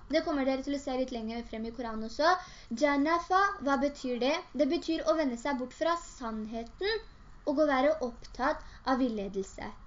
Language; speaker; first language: Norwegian; early bilingual, other home language; Urdu